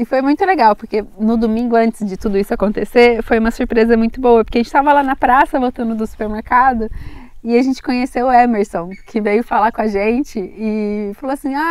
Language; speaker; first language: Portuguese; native; Portuguese